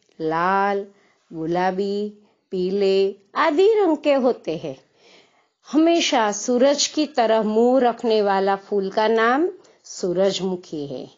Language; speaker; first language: Hindi; non-native, local second language; Gujarati